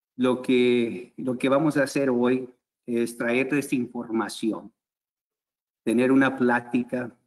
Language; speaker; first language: Spanish; early bilingual, heritage; Spanish